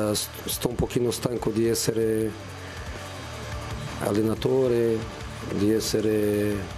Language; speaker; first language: Italian; non-native, fluent; Portuguese